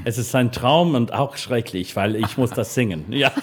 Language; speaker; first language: German; non-native, learner; English